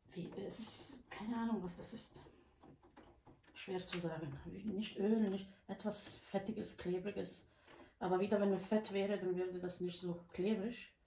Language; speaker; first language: German; non-native, fluent; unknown